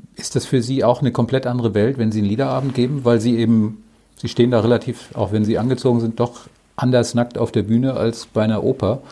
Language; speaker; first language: German; non-native, fluent; Finnish